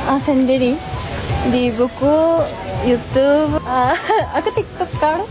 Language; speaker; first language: Indonesian; non-native, learner; Japanese